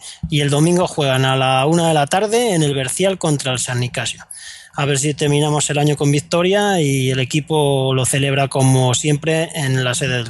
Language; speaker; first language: Spanish; native; Spanish